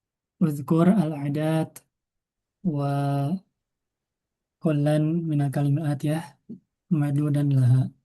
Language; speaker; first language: Arabic; non-native, fluent; Indonesian